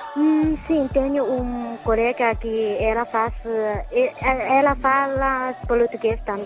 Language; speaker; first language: Portuguese; non-native, fluent; Chinese